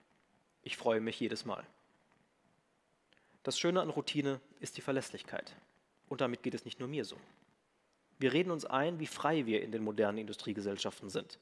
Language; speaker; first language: German; native; German